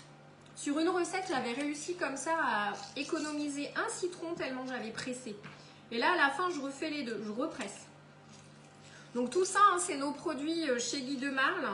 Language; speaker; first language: French; native; French